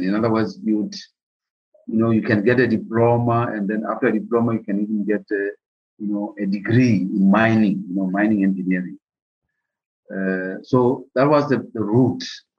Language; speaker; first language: English; non-native, local second language; Southern Sotho